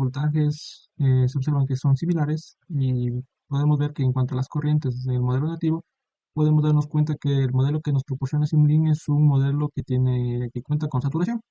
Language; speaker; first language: Spanish; native; Spanish